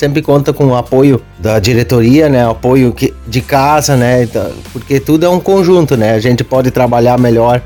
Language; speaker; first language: Portuguese; native; Portuguese